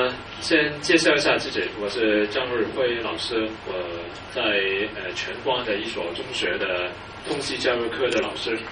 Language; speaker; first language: Chinese; non-native, local second language; Cantonese